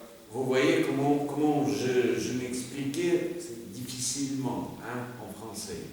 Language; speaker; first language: French; non-native, fluent; Russian